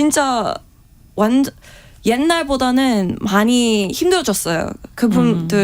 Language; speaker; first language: Korean; non-native, fluent; English